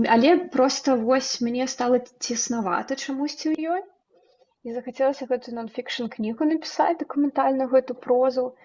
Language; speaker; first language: Belarusian; non-native, local second language; Russian